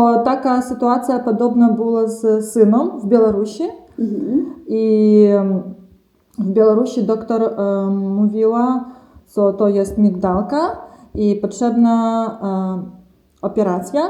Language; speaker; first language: Polish; non-native, learner; Russian